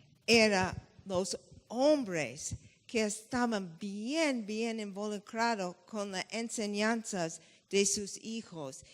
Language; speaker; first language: Spanish; non-native, fluent; English